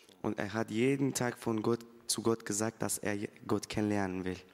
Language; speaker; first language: German; early bilingual, other home language; Persian